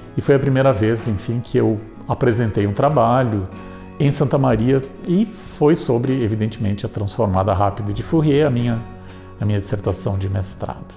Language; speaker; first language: Portuguese; native; Portuguese